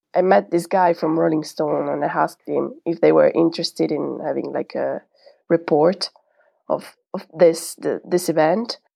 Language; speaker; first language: English; non-native, fluent; Italian